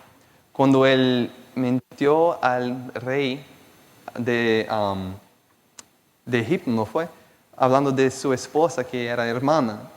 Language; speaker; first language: Spanish; non-native, fluent; Portuguese